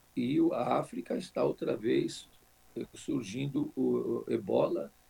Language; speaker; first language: Portuguese; native; Portuguese